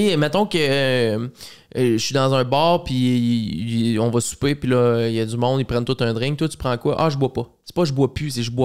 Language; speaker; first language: French; native; French